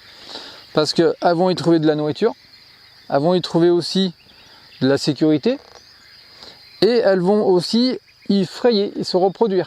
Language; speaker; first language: French; native; French